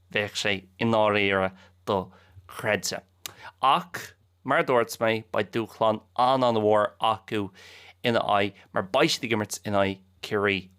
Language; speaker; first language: Irish; native; Irish